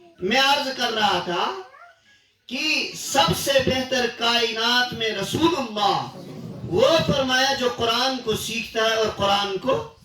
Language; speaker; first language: Urdu; non-native, local second language; Kashmiri